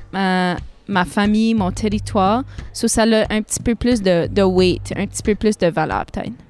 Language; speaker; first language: French; native; French